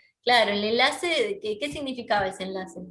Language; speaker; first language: Spanish; native; Spanish